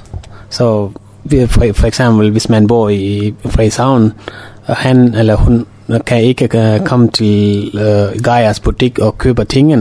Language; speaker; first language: Danish; non-native, learner; Tamil